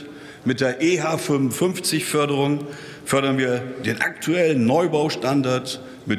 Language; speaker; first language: German; native; German